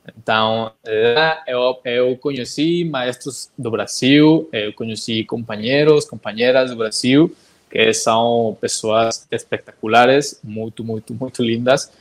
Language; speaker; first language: Portuguese; non-native, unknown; Spanish